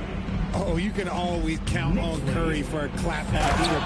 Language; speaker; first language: English; native; English